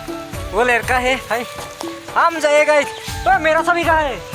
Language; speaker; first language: Hindi; non-native, local second language; Assamese